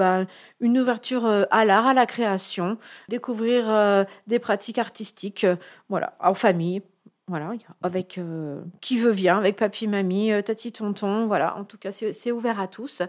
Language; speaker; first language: French; native; French